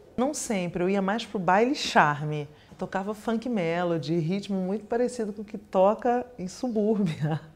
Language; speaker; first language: Portuguese; native; Portuguese